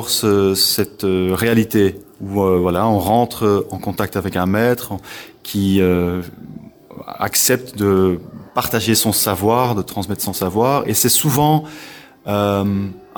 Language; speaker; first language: French; non-native, local second language; Dutch